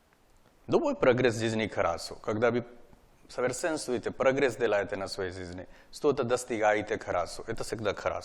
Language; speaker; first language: Russian; non-native, learner; Hindi